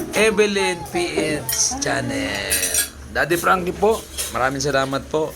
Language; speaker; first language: Filipino; non-native, local second language; Bikol